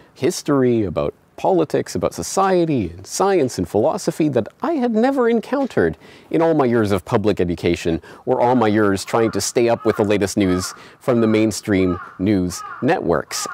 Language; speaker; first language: English; native; English